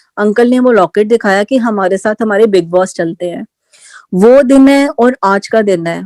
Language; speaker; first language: Hindi; native; Hindi